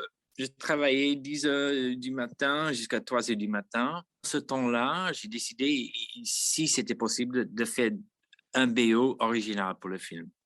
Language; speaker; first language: French; non-native, fluent; English